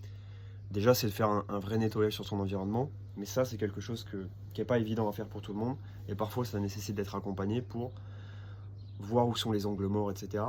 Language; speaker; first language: French; native; French